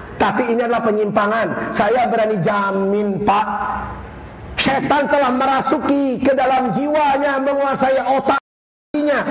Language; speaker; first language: Indonesian; non-native, local second language; Minangkabau